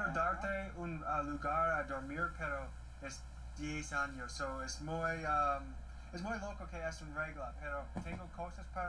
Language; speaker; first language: Spanish; non-native, learner; English